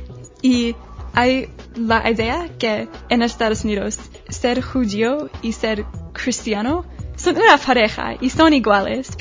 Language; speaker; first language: Spanish; non-native, learner; English